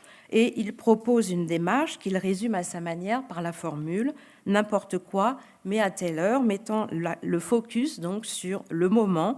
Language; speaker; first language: French; native; French